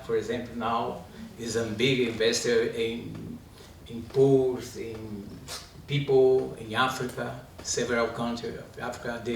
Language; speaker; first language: English; non-native, learner; Portuguese